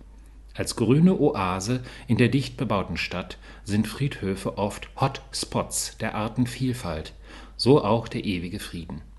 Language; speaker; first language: German; native; German